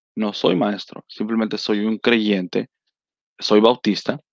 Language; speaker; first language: Spanish; early bilingual, heritage; Spanish